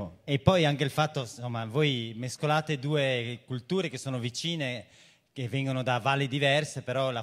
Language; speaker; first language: Italian; native; Italian